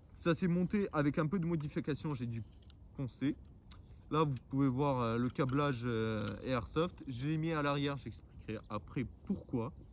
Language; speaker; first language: French; non-native, fluent; Ukrainian